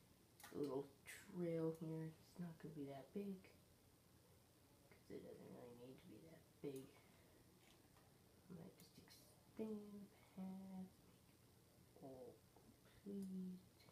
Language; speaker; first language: English; native; English